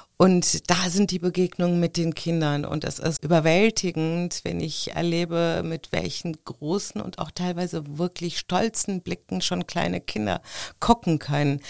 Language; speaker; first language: German; early bilingual, other home language; Turkish